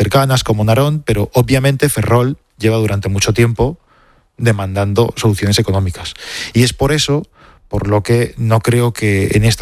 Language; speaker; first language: Spanish; native; Spanish